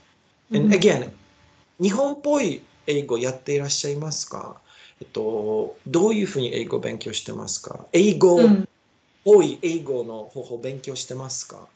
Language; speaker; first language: Japanese; non-native, learner; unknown